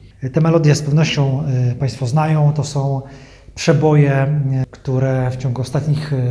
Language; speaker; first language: Polish; native; Polish